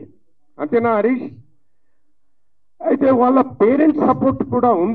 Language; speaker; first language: Telugu; native; Telugu